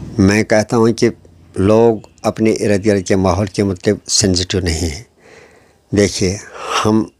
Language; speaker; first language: Hindi; non-native, local second language; Kashmiri